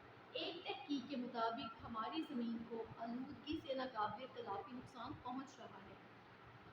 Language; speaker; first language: Urdu; native; Urdu